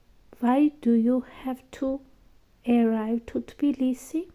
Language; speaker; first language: English; non-native, fluent; Georgian